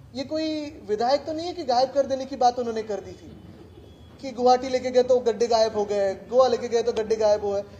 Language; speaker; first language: Hindi; non-native, local second language; Marathi